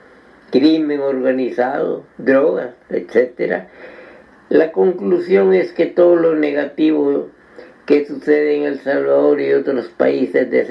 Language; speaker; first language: Spanish; native; Spanish